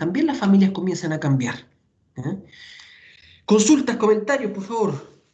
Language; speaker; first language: Spanish; native; Spanish